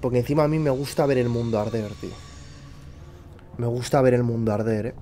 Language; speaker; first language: Spanish; native; Spanish